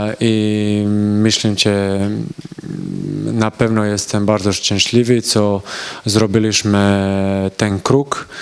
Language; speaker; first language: Polish; non-native, learner; Croatian